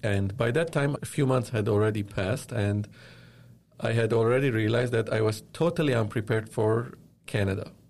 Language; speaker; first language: English; non-native, fluent; Arabic